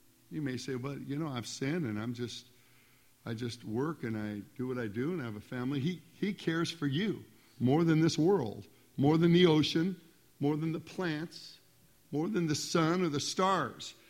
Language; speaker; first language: English; native; English